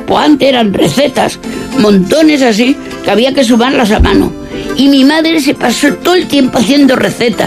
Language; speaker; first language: Spanish; native; Spanish